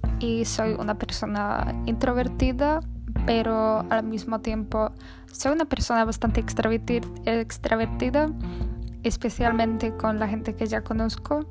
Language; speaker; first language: Spanish; non-native, fluent; Polish